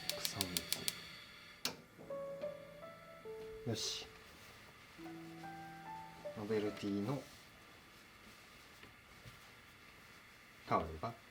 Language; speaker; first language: Japanese; native; Japanese